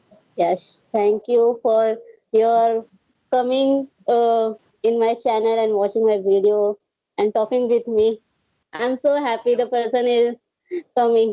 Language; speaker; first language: English; non-native, learner; Hindi